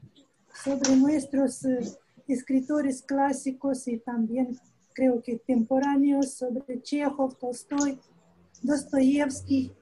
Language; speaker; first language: Spanish; non-native, fluent; Russian